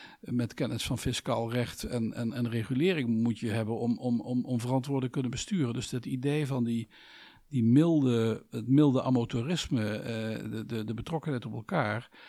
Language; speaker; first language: Dutch; native; Dutch